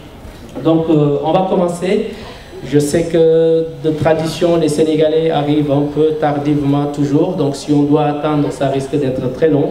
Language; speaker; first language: French; non-native, local second language; Wolof